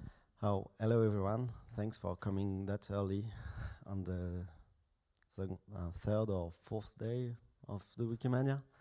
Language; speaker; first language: English; non-native, fluent; French